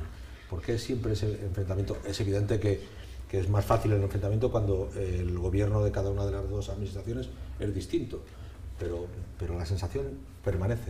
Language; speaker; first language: Spanish; native; Spanish